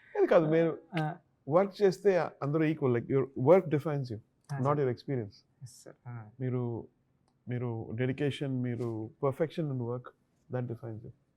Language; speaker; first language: Telugu; non-native, learner; Tamil